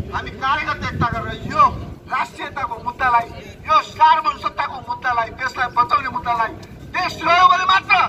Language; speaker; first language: Nepali; native; Nepali